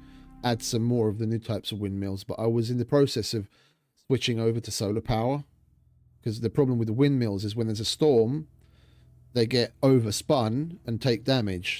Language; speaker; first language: English; native; English